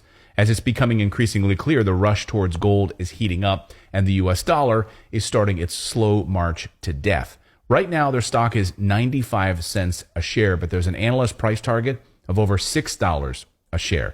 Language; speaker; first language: English; native; English